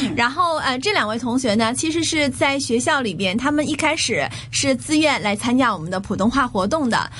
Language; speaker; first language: Chinese; native; Chinese